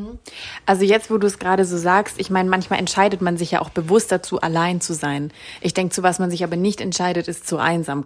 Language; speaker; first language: German; native; German